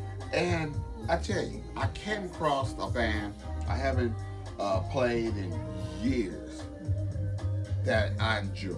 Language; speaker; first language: English; native; English